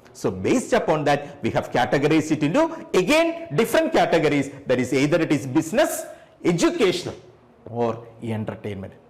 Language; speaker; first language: English; non-native, local second language; Malayalam